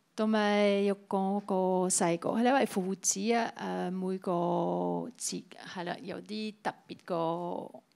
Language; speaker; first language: Cantonese; non-native, fluent; French